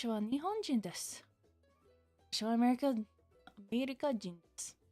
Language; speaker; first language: Japanese; non-native, learner; English